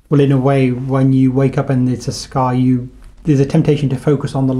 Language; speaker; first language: English; native; English